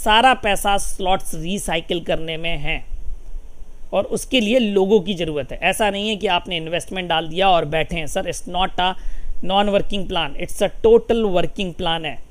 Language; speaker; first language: Hindi; native; Hindi